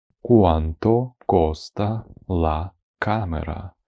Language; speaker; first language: Italian; non-native, fluent; Ukrainian